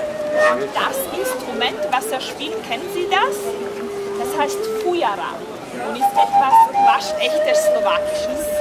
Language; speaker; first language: German; non-native, fluent; Slovak